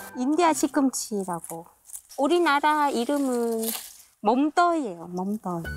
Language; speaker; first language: Korean; non-native, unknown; Vietnamese